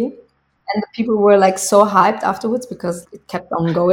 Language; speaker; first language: English; non-native, fluent; German